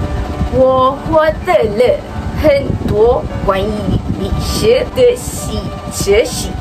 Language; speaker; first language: Chinese; non-native, learner; Malay